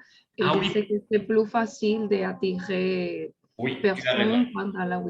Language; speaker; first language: French; non-native, learner; Spanish